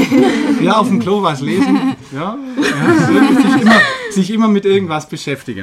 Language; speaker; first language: German; native; German